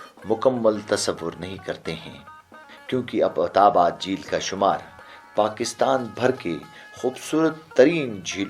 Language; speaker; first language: Urdu; native; Urdu